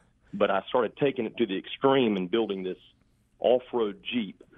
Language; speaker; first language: English; native; English